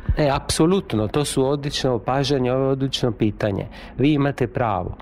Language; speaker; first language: Serbian; non-native, fluent; Italian